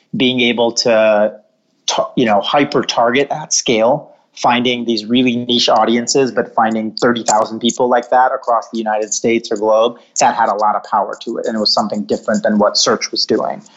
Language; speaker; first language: English; native; English